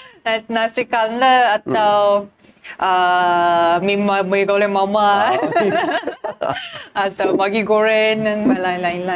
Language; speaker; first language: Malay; non-native, learner; Japanese